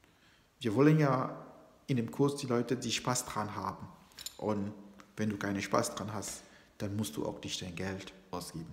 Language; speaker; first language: German; non-native, fluent; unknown